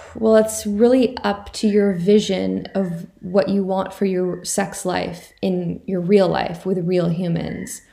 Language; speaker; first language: English; native; English